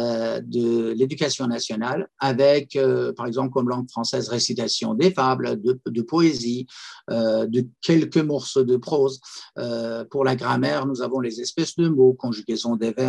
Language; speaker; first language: French; non-native, fluent; Persian